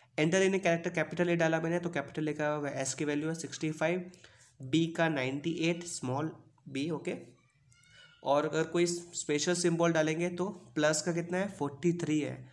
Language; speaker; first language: Hindi; native; Hindi